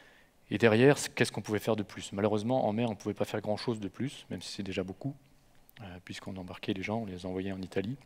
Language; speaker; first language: French; native; French